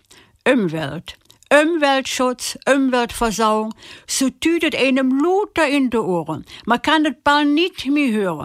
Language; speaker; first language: German; native; German